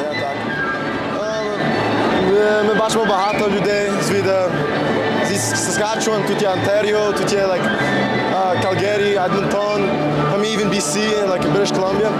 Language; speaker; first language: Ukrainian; early bilingual, heritage; English